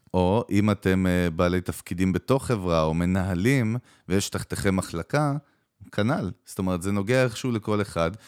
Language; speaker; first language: Hebrew; native; Hebrew